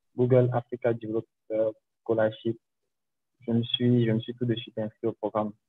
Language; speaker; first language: French; native; French